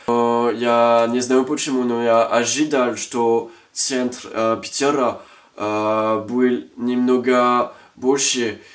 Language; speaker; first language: Russian; non-native, learner; French